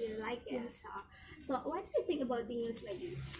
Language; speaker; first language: English; non-native, learner; Indonesian